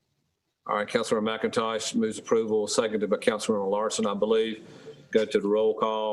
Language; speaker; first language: English; native; English